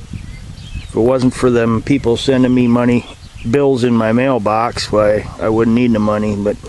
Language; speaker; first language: English; native; English